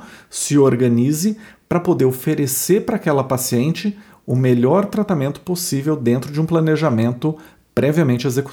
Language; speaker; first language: Portuguese; native; Portuguese